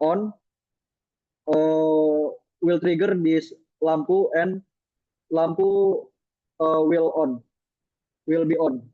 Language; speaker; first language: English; non-native, learner; Indonesian